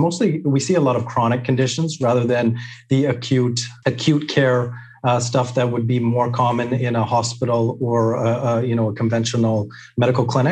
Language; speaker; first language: English; native; English